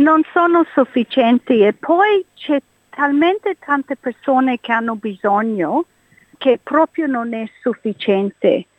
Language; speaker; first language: Italian; early bilingual, heritage; English